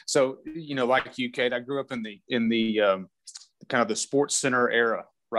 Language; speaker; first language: English; native; English